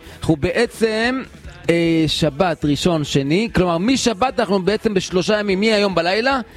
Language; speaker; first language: Hebrew; native; Hebrew